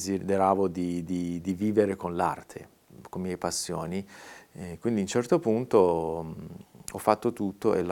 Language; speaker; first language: Italian; non-native, fluent; Persian